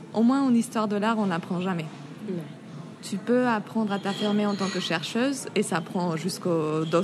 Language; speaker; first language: French; non-native, fluent; Spanish